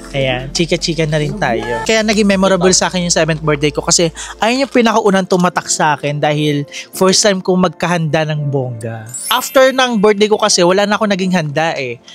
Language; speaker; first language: Filipino; native; Filipino